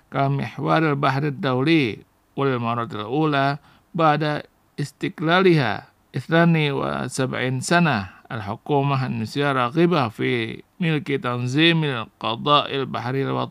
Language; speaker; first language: Arabic; non-native, learner; Indonesian